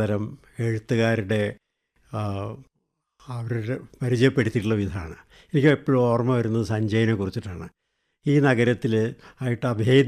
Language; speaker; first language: Malayalam; native; Malayalam